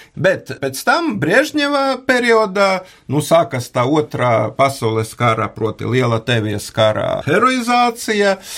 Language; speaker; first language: Latvian; native; Latvian